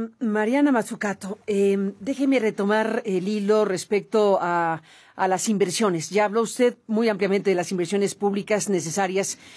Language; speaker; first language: Spanish; native; Spanish